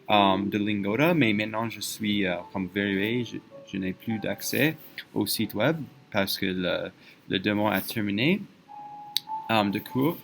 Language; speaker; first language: French; non-native, fluent; English